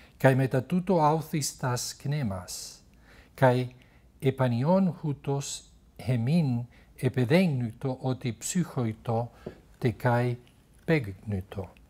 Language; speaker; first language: Greek; non-native, fluent; Spanish